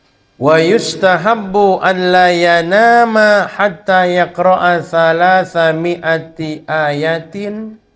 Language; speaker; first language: Arabic; non-native, fluent; Indonesian